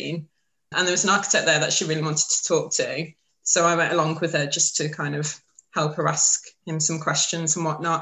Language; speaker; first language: English; native; English